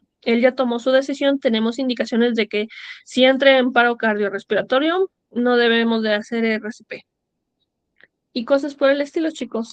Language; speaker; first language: Spanish; native; Spanish